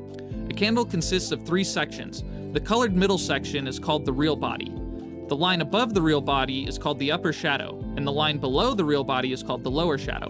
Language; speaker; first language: English; native; English